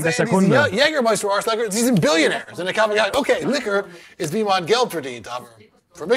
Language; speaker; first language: German; non-native, learner; English